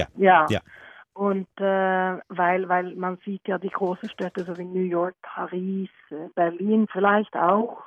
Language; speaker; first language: German; non-native, learner; Norwegian